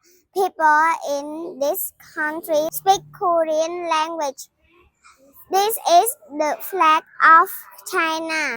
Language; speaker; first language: English; non-native, learner; Khmer